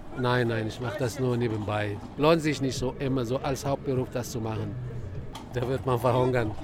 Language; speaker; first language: German; non-native, fluent; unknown